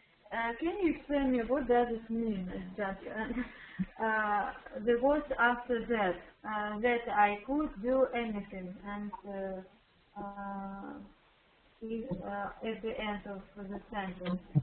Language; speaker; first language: English; non-native, learner; Russian